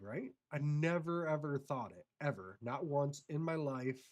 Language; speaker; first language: English; native; English